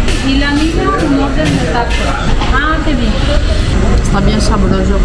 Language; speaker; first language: Spanish; non-native, fluent; Italian